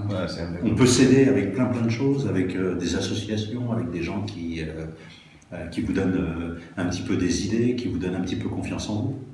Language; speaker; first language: French; native; French